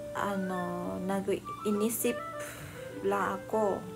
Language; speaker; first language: Filipino; non-native, learner; Japanese